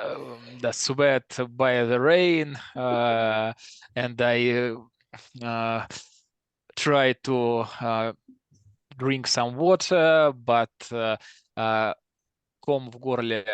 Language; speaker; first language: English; non-native, learner; Russian